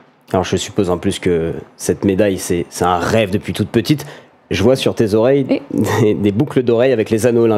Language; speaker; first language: French; native; French